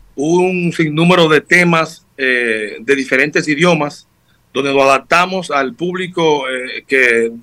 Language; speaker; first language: Spanish; native; Spanish